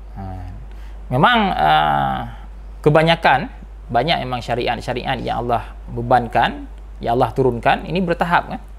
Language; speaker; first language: Malay; non-native, local second language; Achinese